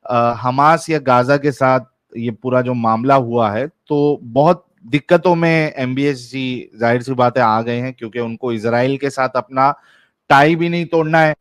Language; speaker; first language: Hindi; native; Hindi